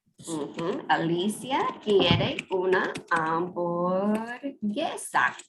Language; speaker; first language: Spanish; non-native, fluent; English